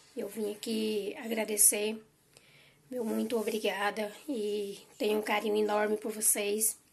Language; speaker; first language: Portuguese; native; Portuguese